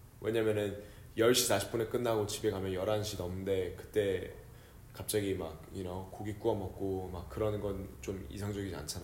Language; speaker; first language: Korean; early bilingual, heritage; Korean